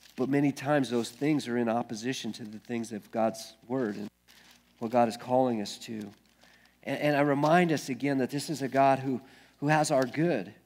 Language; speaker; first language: English; native; English